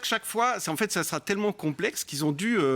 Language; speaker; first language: French; native; French